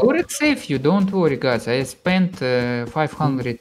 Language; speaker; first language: English; non-native, learner; Russian